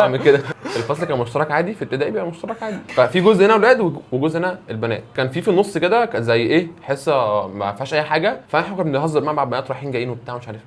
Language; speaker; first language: Arabic; native; Arabic